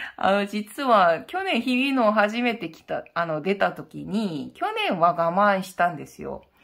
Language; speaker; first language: Japanese; non-native, fluent; Korean